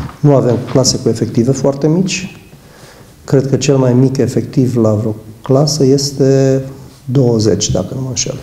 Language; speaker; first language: Romanian; native; Romanian